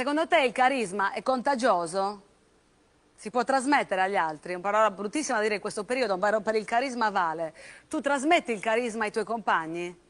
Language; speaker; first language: Italian; native; Italian